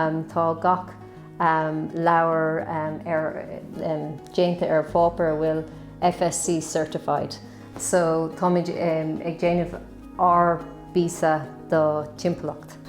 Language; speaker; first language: Irish; non-native, local second language; English